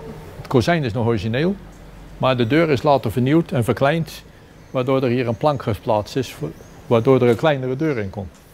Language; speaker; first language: Dutch; native; Dutch